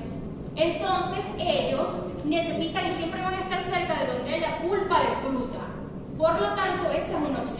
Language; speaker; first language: Spanish; native; Spanish